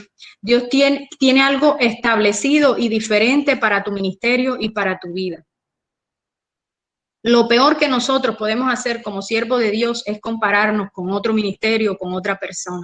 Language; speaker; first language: Spanish; native; Spanish